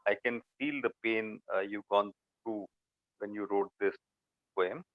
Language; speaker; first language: English; non-native, local second language; Hindi